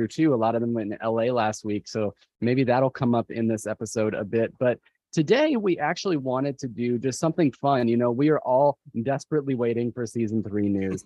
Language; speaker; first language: English; native; English